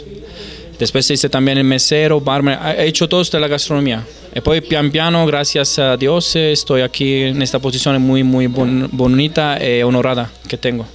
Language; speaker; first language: Spanish; non-native, fluent; Italian